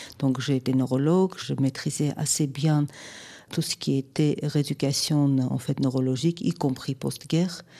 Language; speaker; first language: French; non-native, fluent; Armenian